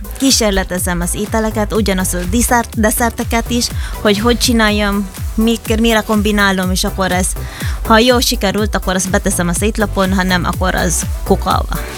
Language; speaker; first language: Hungarian; non-native, fluent; Filipino